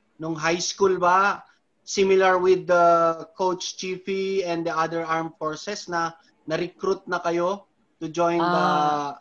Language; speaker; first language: English; non-native, local second language; Filipino